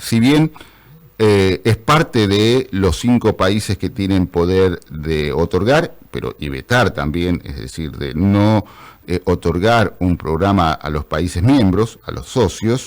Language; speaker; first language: Spanish; native; Spanish